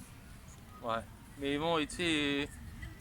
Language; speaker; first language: French; native; French